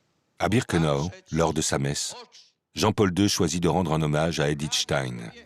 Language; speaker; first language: French; native; French